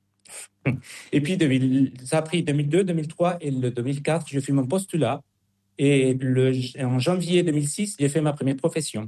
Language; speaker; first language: French; non-native, fluent; Spanish